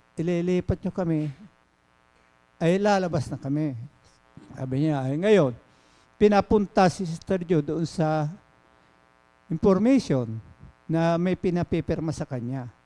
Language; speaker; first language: Filipino; non-native, local second language; Pangasinan